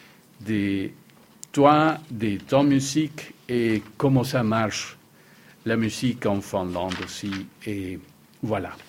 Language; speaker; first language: French; non-native, learner; Spanish